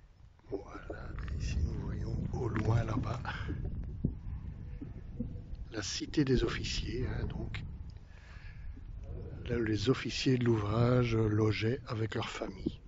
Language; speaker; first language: French; native; French